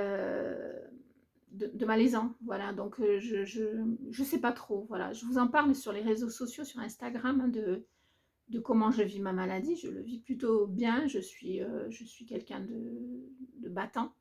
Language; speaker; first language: French; native; French